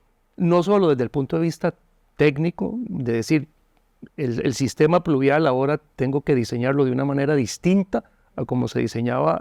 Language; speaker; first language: Spanish; native; Spanish